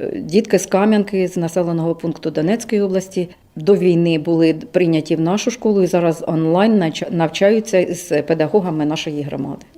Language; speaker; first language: Ukrainian; native; Ukrainian